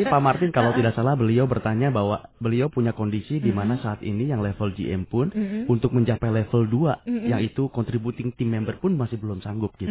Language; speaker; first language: Indonesian; native; Indonesian